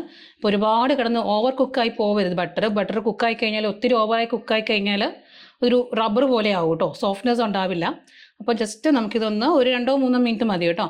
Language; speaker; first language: Malayalam; native; Malayalam